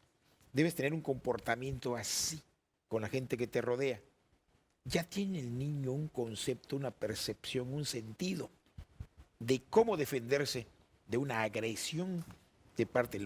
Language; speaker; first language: Spanish; native; Spanish